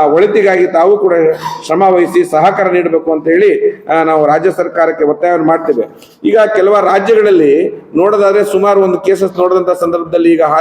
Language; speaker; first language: Kannada; native; Kannada